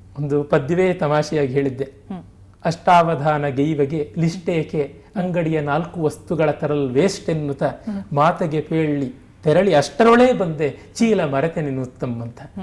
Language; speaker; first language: Kannada; non-native, local second language; Tamil